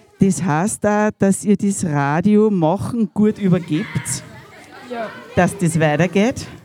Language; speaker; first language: German; native; German